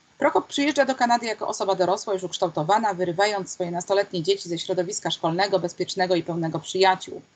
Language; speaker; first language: Polish; native; Polish